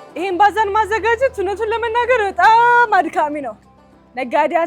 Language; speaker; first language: Amharic; native; Amharic